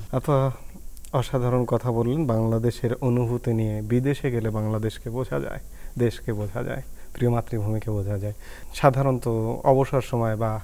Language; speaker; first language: Bangla; native; Bangla